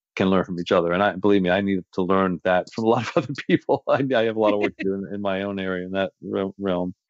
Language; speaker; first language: English; native; English